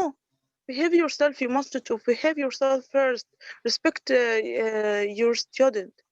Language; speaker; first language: English; non-native, learner; Arabic